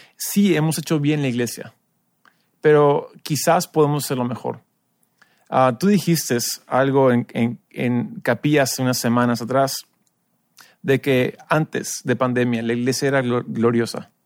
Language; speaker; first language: Spanish; early bilingual, other home language; English